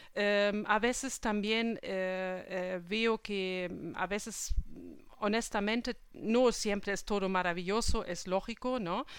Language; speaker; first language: Spanish; non-native, fluent; German